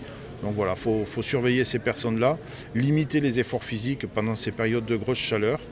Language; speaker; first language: French; native; French